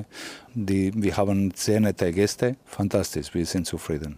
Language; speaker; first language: German; non-native, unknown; Catalan